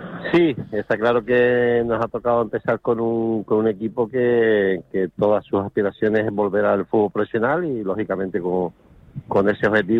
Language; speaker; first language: Spanish; native; Spanish